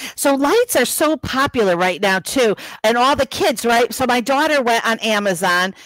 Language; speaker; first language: English; native; English